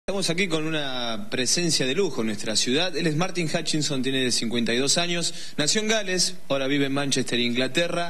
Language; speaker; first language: Spanish; native; Spanish